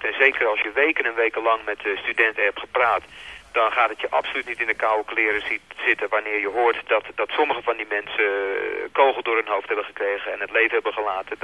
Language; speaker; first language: Dutch; native; Dutch